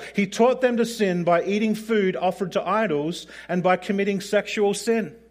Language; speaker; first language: English; native; English